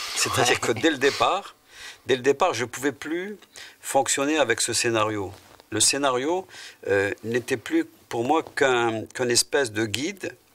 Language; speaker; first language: French; non-native, local second language; Arabic